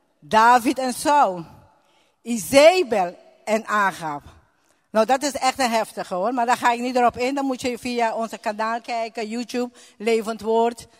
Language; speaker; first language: Dutch; non-native, local second language; Papiamento